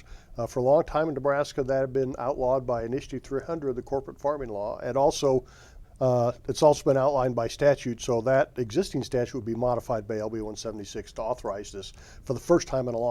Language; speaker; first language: English; native; English